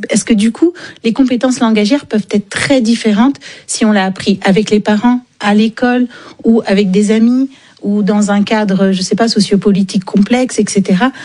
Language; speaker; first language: French; native; French